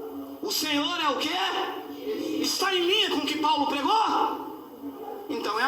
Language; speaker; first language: Portuguese; native; Portuguese